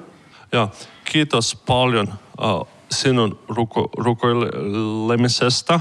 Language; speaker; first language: Finnish; non-native, learner; Ukrainian